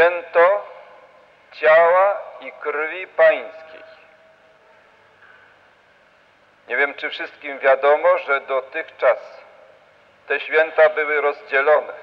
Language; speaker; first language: Polish; native; Polish